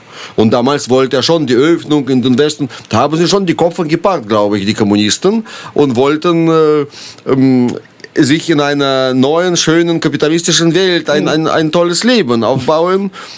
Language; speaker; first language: German; non-native, fluent; Russian